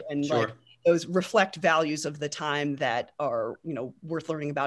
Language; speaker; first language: English; native; English